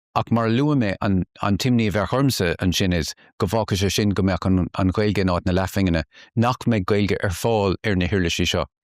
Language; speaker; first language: Irish; native; Irish